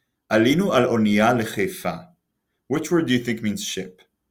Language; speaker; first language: English; native; English